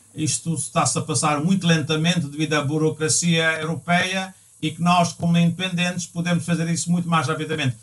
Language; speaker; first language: Portuguese; early bilingual, other home language; English